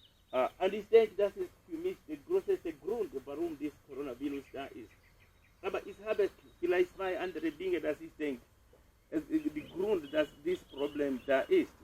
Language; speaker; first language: German; non-native, fluent; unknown